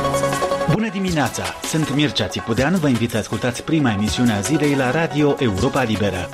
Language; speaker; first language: Romanian; native; Romanian